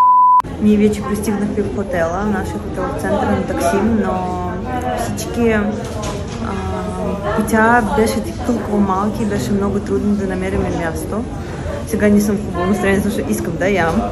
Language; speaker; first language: Bulgarian; non-native, fluent; Russian